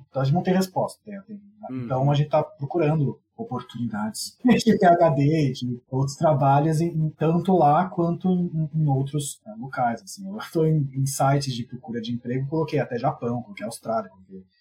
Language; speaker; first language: Portuguese; native; Portuguese